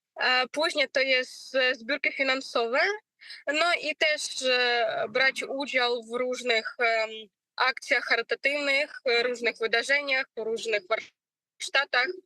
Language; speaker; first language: Polish; non-native, learner; Ukrainian